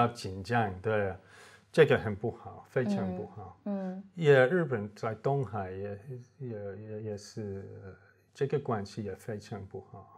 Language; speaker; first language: Chinese; non-native, fluent; English